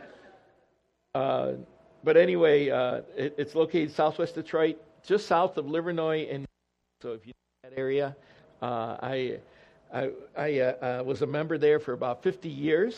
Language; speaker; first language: English; early bilingual, other home language; Spanish